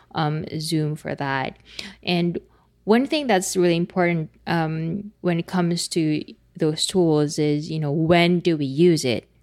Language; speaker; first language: English; non-native, local second language; Filipino